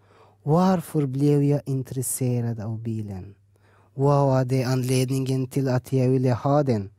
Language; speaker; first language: Swedish; early bilingual, other home language; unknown